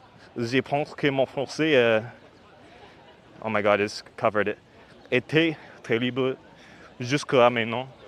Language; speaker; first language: French; non-native, learner; English